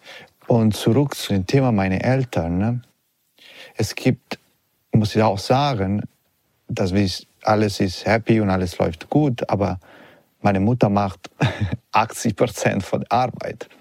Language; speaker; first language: German; non-native, fluent; Italian